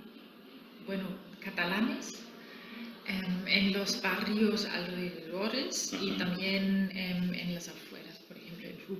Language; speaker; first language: Spanish; non-native, fluent; German